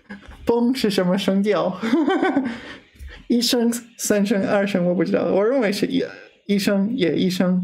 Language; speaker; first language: Chinese; non-native, learner; English